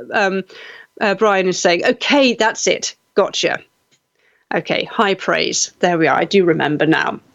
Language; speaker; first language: English; native; English